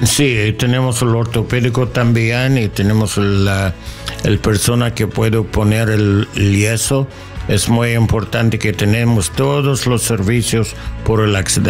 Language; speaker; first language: Spanish; non-native, learner; English